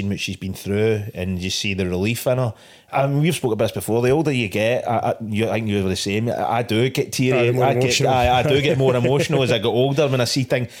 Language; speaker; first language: English; native; English